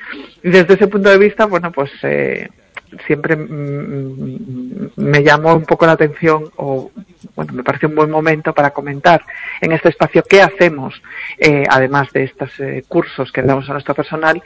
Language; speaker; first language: Spanish; native; Spanish